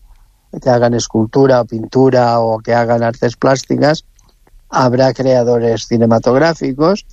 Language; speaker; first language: Spanish; native; Spanish